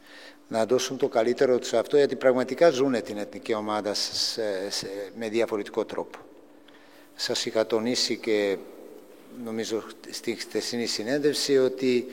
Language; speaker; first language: Greek; non-native, fluent; Serbian